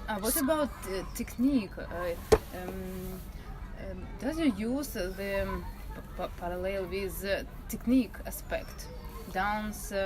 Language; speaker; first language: English; non-native, learner; Russian